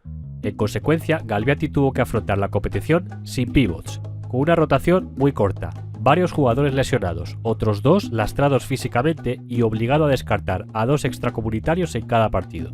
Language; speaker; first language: Spanish; native; Spanish